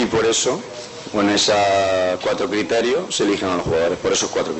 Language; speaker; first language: Spanish; native; Spanish